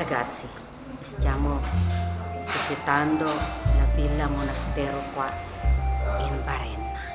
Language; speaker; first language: Italian; non-native, learner; Filipino